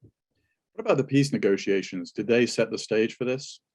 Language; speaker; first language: English; native; English